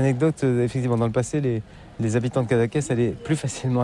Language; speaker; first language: French; native; French